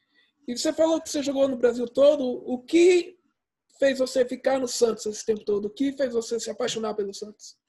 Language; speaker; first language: Portuguese; early bilingual, heritage; Portuguese